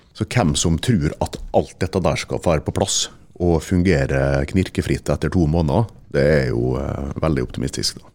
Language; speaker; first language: Norwegian; native; Norwegian